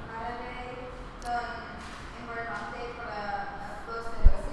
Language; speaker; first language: Spanish; non-native, learner; English